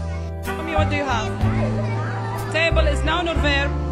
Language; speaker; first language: English; non-native, learner; Arabic